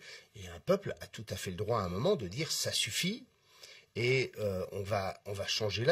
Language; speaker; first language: French; native; French